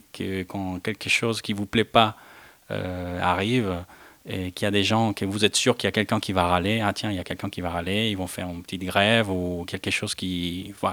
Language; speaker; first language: French; non-native, fluent; Spanish